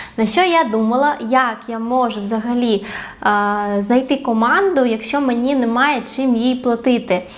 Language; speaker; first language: Ukrainian; non-native, local second language; Russian